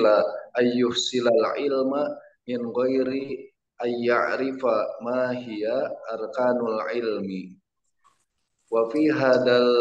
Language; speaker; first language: Arabic; non-native, learner; Indonesian